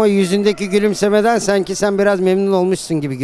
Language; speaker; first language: Turkish; native; Turkish